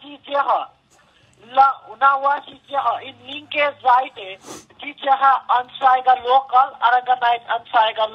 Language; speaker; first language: German; non-native, learner; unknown